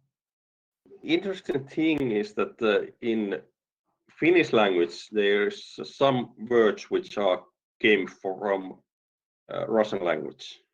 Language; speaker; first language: English; non-native, fluent; Finnish